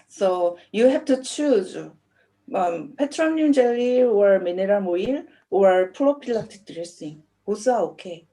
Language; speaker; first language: English; non-native, learner; Korean